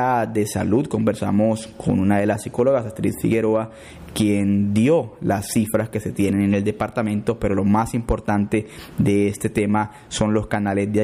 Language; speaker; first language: Spanish; non-native, local second language; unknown